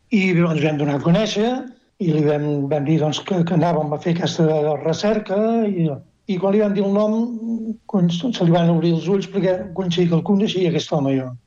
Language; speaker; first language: Catalan; native; Catalan